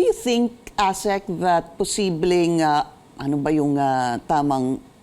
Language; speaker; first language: Filipino; native; Filipino